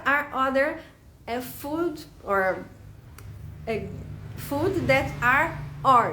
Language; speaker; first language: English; non-native, fluent; Portuguese